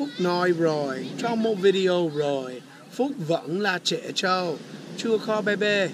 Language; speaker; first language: Vietnamese; non-native, learner; English